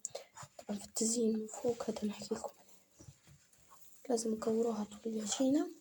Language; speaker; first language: Arabic; native; Arabic